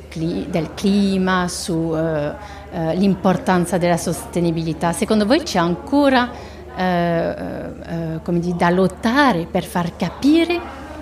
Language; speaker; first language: Italian; non-native, fluent; French